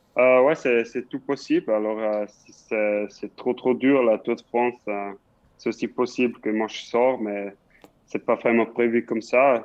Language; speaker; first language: French; non-native, local second language; Swiss German